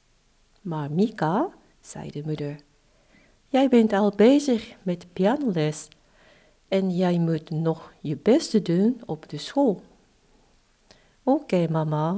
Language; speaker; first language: Dutch; non-native, fluent; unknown